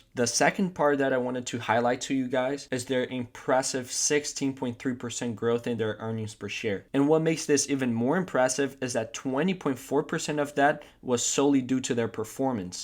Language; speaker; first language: English; non-native, fluent; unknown